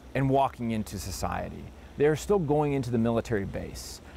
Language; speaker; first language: English; native; English